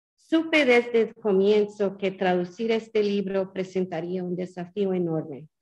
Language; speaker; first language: Spanish; non-native, fluent; English